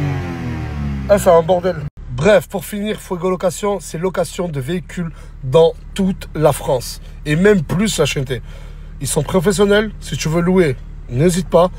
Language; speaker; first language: French; native; French